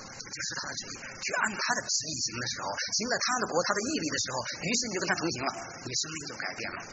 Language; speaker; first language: Chinese; native; Chinese